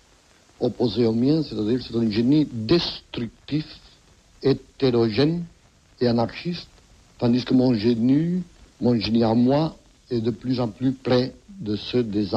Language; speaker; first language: French; non-native, fluent; Catalan